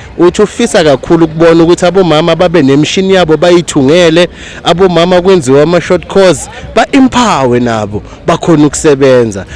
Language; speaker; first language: Zulu; native; Zulu